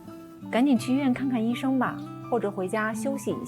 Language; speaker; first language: Chinese; non-native, fluent; French